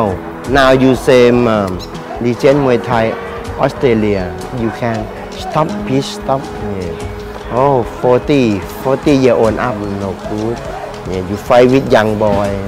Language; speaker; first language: English; non-native, learner; Thai